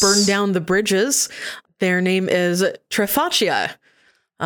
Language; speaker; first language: English; native; English